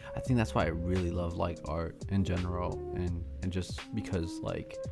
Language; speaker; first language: English; early bilingual, other home language; Spanish